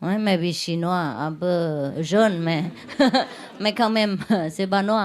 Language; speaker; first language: French; non-native, learner; Vietnamese